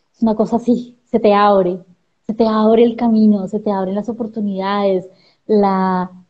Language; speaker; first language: Spanish; native; Spanish